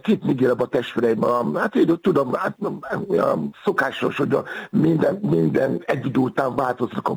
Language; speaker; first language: Hungarian; non-native, fluent; Yoruba